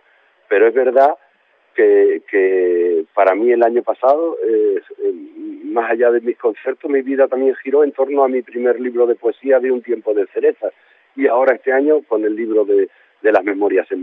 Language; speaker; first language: Spanish; native; Spanish